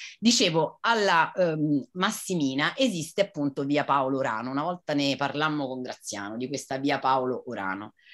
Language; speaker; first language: Italian; native; Italian